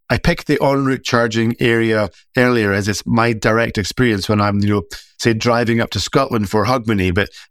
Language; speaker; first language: English; native; English